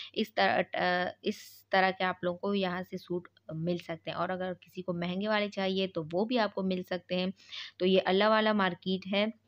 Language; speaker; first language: Urdu; native; Urdu